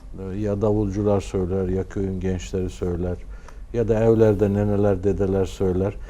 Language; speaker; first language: Turkish; native; Turkish